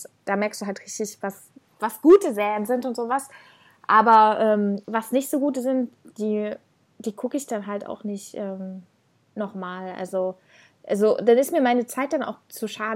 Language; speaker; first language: German; native; German